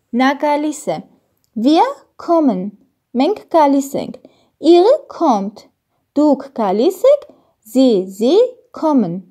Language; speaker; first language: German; non-native, fluent; Armenian